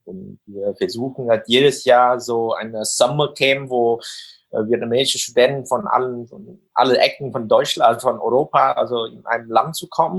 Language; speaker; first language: German; non-native, fluent; Vietnamese